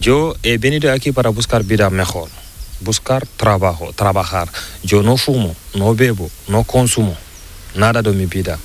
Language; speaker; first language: Spanish; non-native, learner; Fula